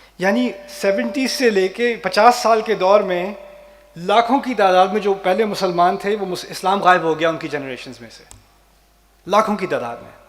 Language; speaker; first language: Urdu; native; Urdu